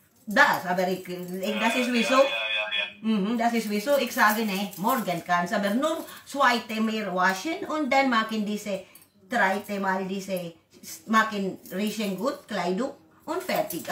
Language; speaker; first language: German; non-native, learner; Waray